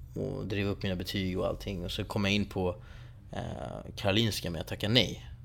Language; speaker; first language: Swedish; early bilingual, other home language; Persian